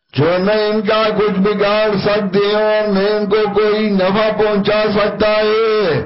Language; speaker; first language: Urdu; non-native, local second language; Pashto